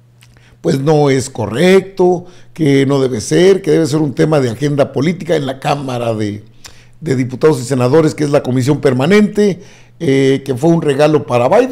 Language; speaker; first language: Spanish; native; Spanish